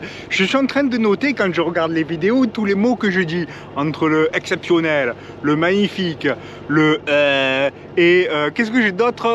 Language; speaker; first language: French; native; French